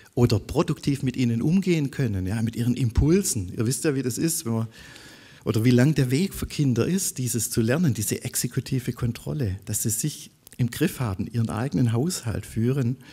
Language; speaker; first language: German; native; German